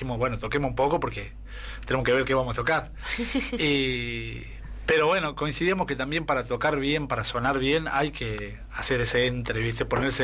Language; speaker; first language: Spanish; native; Spanish